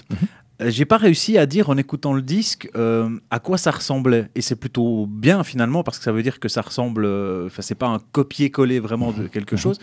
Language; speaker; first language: French; native; French